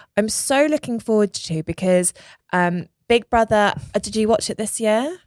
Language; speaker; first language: English; native; English